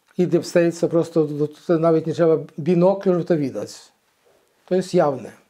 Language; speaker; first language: Polish; early bilingual, heritage; Polish